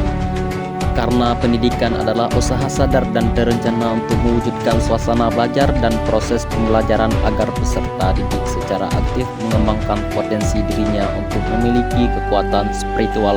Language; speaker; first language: Indonesian; non-native, local second language; Achinese